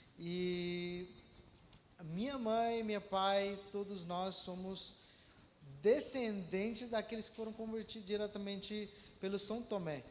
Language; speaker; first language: Portuguese; non-native, fluent; Malayalam